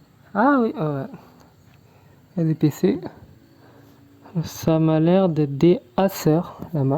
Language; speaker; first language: French; native; French